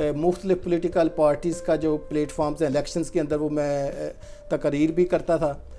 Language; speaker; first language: Hindi; non-native, local second language; Punjabi